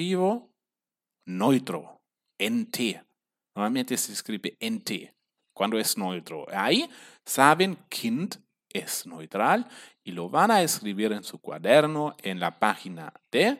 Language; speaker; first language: Spanish; non-native, fluent; German